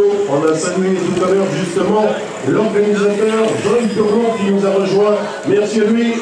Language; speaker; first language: French; native; French